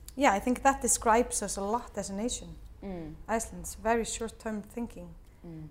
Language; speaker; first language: English; non-native, fluent; Icelandic